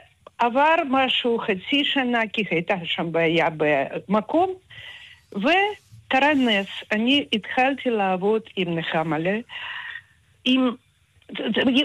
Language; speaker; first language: Hebrew; non-native, fluent; Russian